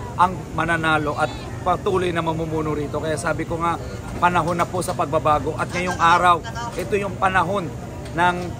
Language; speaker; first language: Filipino; native; Filipino